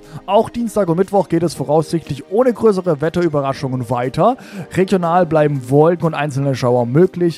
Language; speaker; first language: German; native; German